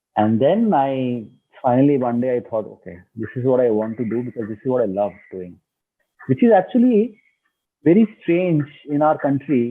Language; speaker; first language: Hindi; non-native, local second language; Bangla